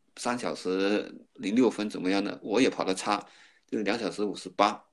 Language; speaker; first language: Chinese; non-native, fluent; Cantonese